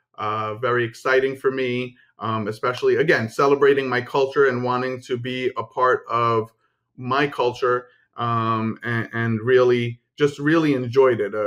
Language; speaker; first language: English; early bilingual, other home language; Spanish